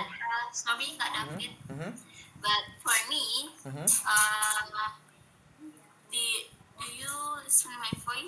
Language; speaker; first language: English; non-native, learner; Indonesian